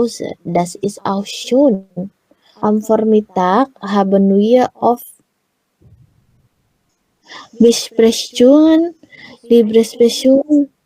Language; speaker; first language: German; non-native, learner; Indonesian